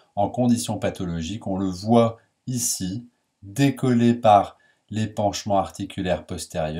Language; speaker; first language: French; native; French